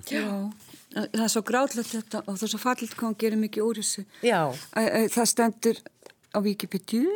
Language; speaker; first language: Icelandic; native; Icelandic